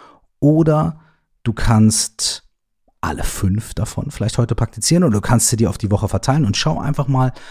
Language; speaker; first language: German; native; German